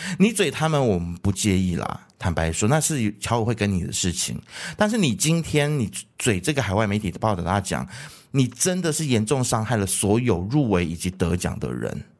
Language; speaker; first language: Chinese; native; Chinese